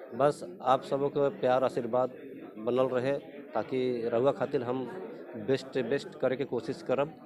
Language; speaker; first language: Bhojpuri; non-native, local second language; Hindi